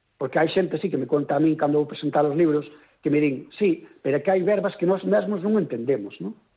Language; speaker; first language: Galician; native; Galician